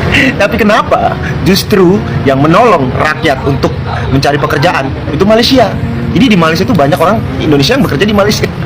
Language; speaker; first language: Indonesian; native; Indonesian